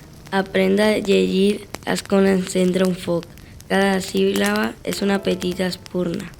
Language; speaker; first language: Catalan; non-native, learner; Spanish